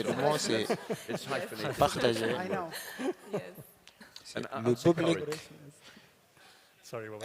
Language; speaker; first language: French; non-native, learner; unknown